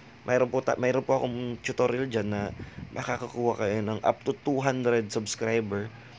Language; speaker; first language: Filipino; native; Filipino